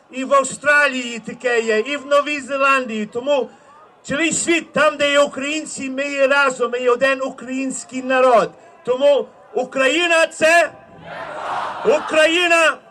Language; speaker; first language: Ukrainian; early bilingual, heritage; Ukrainian